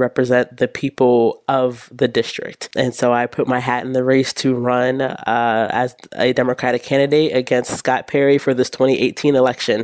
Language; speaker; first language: English; native; English